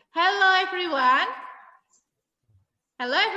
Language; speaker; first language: English; non-native, fluent; Indonesian